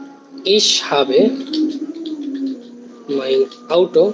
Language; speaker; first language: German; non-native, learner; Bangla